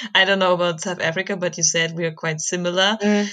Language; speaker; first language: English; non-native, fluent; German